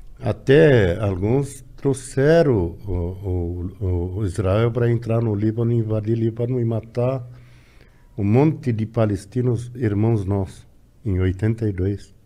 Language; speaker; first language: Portuguese; non-native, fluent; Arabic